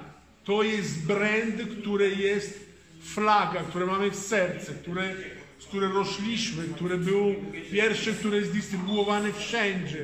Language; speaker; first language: Polish; non-native, fluent; Italian